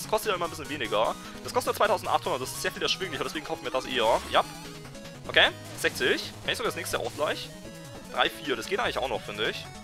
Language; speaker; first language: German; native; German